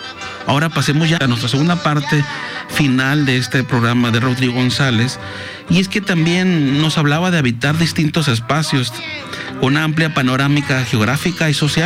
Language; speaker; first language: Spanish; native; Spanish